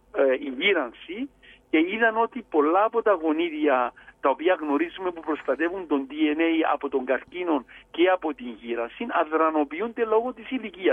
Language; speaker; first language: Greek; native; Greek